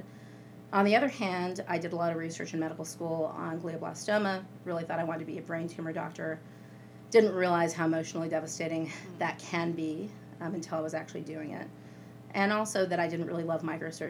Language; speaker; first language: English; native; English